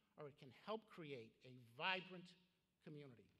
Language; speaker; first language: English; native; English